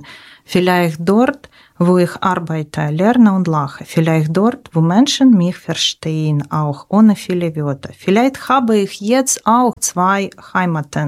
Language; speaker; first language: German; non-native, learner; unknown